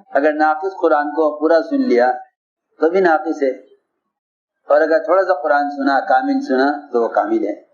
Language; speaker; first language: Urdu; native; Urdu